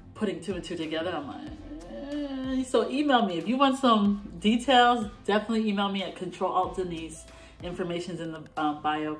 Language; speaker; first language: English; native; English